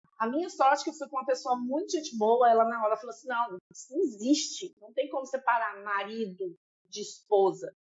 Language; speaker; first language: Portuguese; native; Portuguese